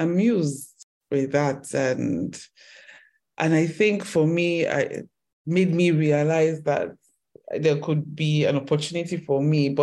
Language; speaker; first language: English; non-native, local second language; Yoruba